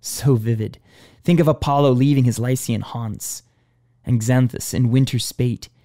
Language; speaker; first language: English; native; English